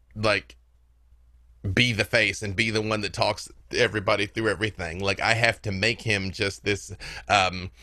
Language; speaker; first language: English; native; English